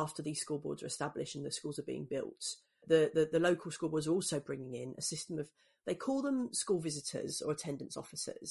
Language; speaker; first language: English; native; English